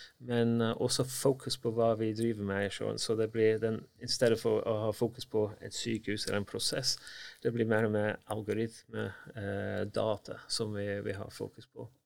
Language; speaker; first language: Norwegian; non-native, fluent; English